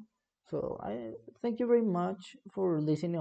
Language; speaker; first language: English; non-native, learner; Spanish